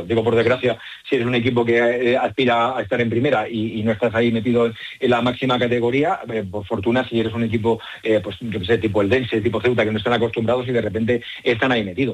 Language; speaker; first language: Spanish; native; Spanish